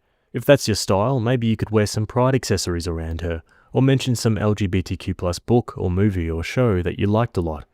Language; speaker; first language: English; native; English